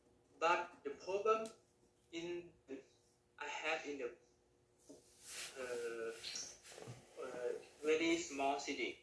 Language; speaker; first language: English; non-native, learner; Thai